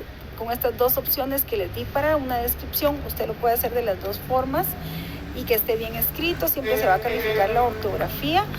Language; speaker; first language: Spanish; native; Spanish